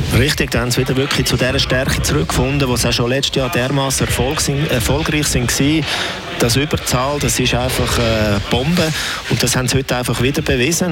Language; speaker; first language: German; native; German